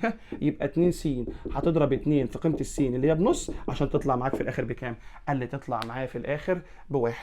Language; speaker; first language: Arabic; native; Arabic